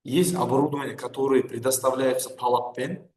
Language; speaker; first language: Russian; non-native, local second language; Kazakh